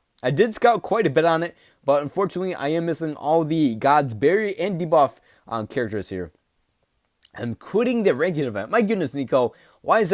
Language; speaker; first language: English; native; English